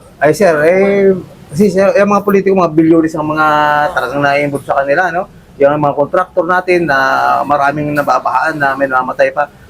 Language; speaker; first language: Filipino; native; Filipino